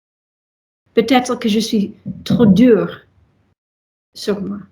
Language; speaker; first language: French; non-native, fluent; English